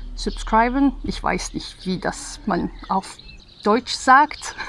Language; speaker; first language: German; non-native, learner; Hungarian